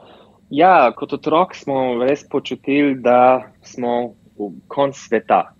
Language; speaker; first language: Slovenian; early bilingual, heritage; English